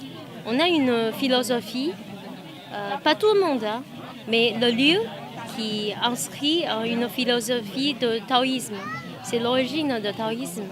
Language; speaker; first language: French; non-native, fluent; Chinese